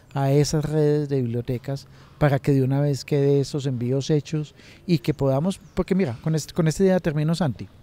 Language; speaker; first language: Spanish; native; Spanish